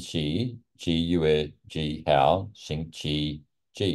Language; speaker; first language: Chinese; non-native, learner; English